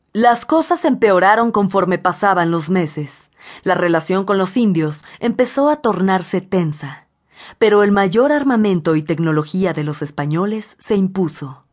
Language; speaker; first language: Spanish; native; Spanish